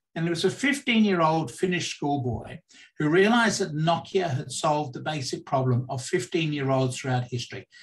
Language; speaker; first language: English; native; English